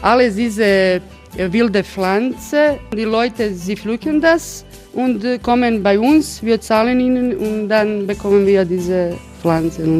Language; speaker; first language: German; non-native, learner; Croatian